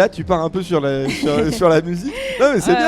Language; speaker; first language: French; native; French